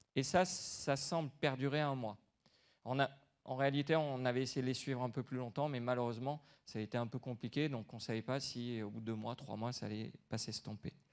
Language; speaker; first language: French; native; French